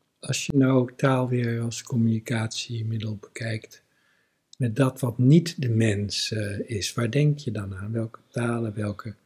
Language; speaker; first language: Dutch; native; Dutch